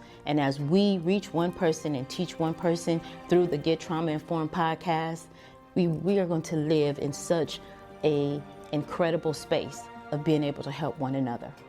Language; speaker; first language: English; native; English